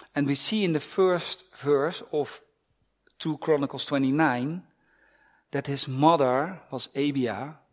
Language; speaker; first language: English; non-native, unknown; Dutch